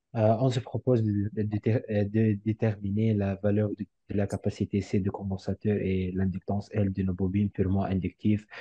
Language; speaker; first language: French; non-native, local second language; Arabic